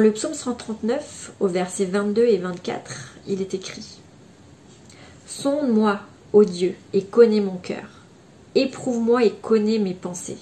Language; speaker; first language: French; native; French